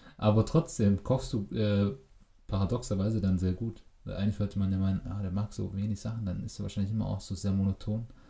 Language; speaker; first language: German; native; German